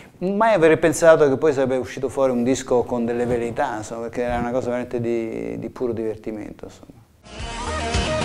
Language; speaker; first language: Italian; early bilingual, heritage; English